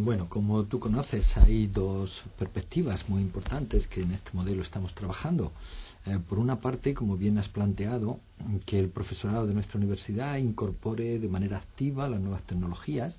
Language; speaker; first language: Spanish; native; Spanish